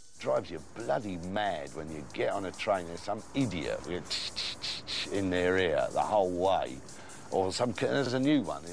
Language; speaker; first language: English; native; English